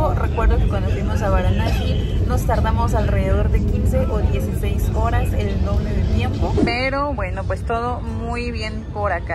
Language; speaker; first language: Spanish; native; Spanish